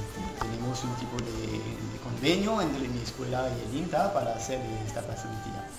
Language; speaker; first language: Spanish; non-native, fluent; French